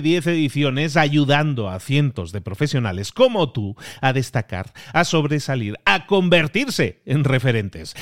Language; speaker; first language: Spanish; native; Spanish